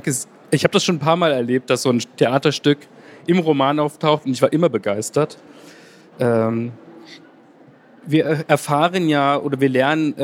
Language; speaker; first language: German; native; German